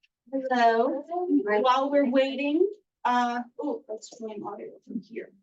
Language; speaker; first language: English; native; English